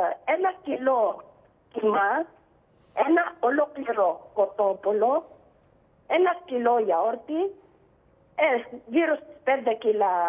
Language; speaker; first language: Greek; non-native, learner; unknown